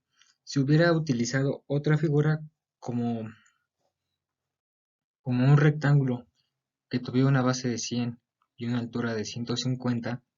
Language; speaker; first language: Spanish; native; Spanish